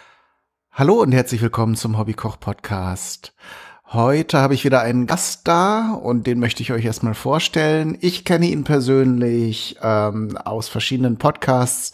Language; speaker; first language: German; native; German